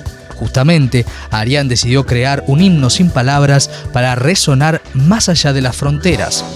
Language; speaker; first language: Spanish; native; Spanish